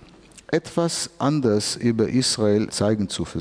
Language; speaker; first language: German; non-native, fluent; Hebrew